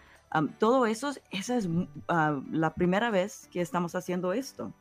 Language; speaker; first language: Spanish; early bilingual, heritage; English